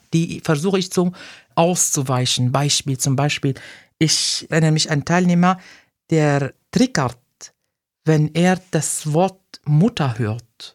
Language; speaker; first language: German; non-native, fluent; Arabic